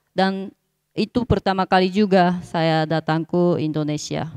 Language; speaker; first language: Indonesian; non-native, fluent; Japanese